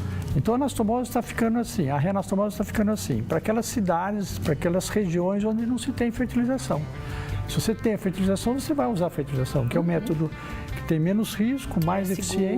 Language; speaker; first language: Portuguese; native; Portuguese